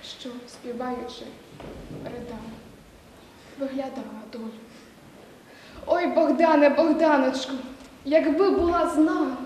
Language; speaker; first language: Ukrainian; native; Ukrainian